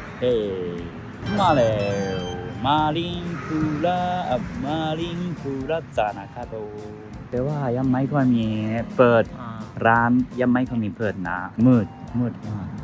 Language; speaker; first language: Thai; non-native, learner; Japanese